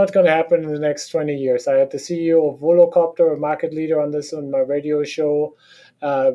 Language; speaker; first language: English; non-native, fluent; German